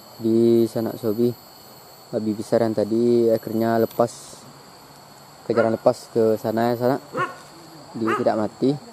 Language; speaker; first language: Malay; non-native, local second language; Minangkabau